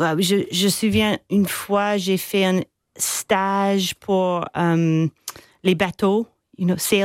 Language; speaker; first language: French; non-native, fluent; English